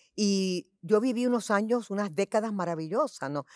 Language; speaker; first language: Spanish; early bilingual, heritage; Spanish